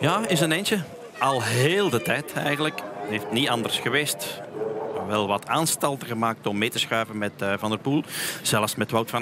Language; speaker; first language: Dutch; native; Dutch